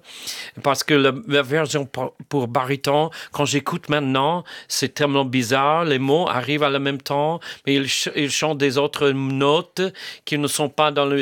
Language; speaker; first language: French; non-native, fluent; English